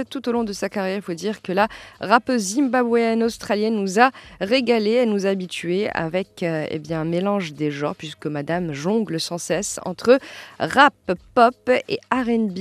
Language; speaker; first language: French; non-native, local second language; Arabic